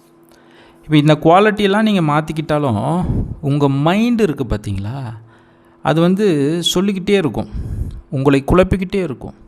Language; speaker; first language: Tamil; native; Tamil